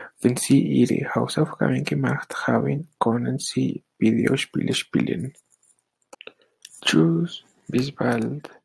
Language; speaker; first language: German; non-native, learner; Spanish